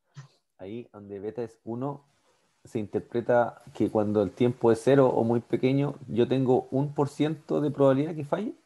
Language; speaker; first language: Spanish; native; Spanish